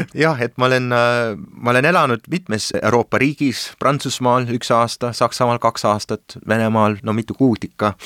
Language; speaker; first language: Estonian; early bilingual, heritage; Estonian